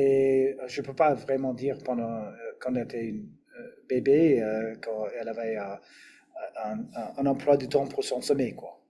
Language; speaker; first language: French; non-native, fluent; English